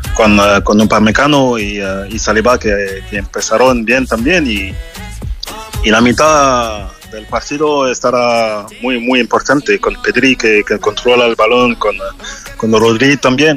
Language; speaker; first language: Spanish; non-native, fluent; French